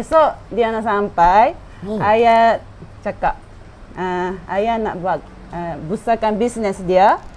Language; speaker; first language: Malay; non-native, fluent; Japanese